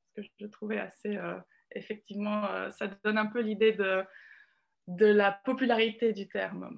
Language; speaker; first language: French; non-native, fluent; Italian